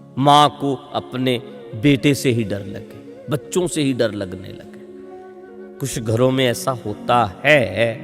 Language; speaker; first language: Hindi; non-native, local second language; Punjabi